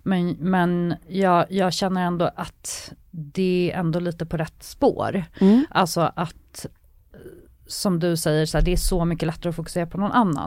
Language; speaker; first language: Swedish; native; Swedish